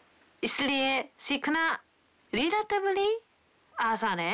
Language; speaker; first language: Hindi; non-native, fluent; Japanese